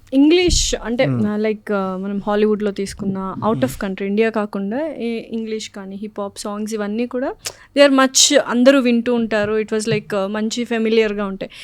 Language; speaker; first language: Telugu; native; Telugu